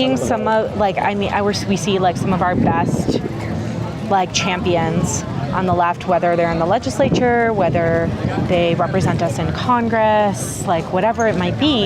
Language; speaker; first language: English; early bilingual, other home language; Urdu